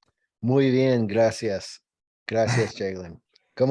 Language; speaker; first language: Spanish; non-native, learner; English